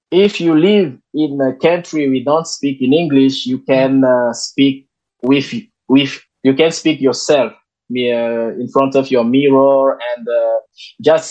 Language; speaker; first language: English; non-native, learner; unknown